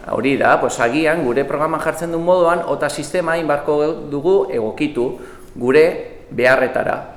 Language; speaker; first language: Basque; native; Basque